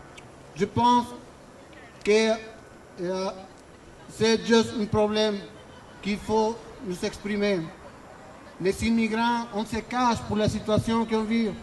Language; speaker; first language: French; non-native, learner; Spanish